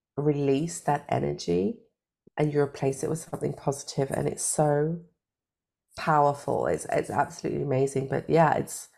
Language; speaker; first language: English; native; English